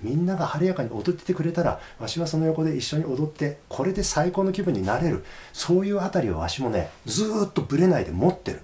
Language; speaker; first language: Japanese; native; Japanese